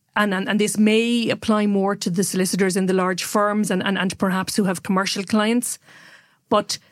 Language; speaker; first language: English; native; English